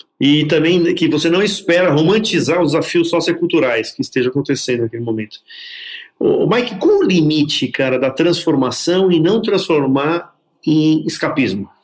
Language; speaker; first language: Portuguese; native; Portuguese